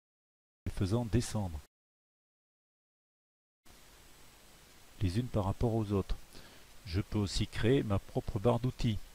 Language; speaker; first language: French; native; French